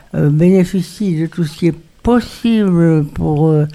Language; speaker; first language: French; native; French